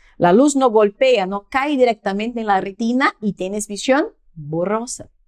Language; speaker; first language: Spanish; non-native, fluent; Portuguese